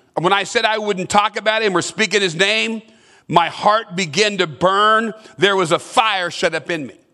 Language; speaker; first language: English; native; English